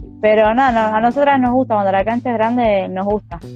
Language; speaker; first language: Spanish; native; Spanish